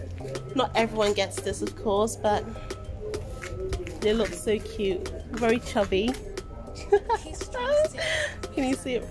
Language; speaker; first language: English; non-native, local second language; Akan